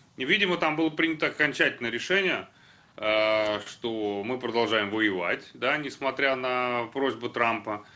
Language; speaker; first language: Russian; native; Russian